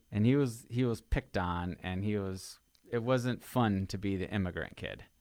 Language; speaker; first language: English; native; English